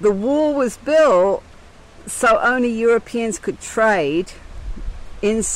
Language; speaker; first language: English; native; English